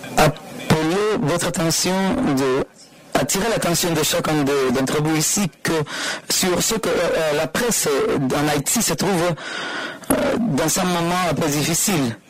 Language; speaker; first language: French; non-native, fluent; Spanish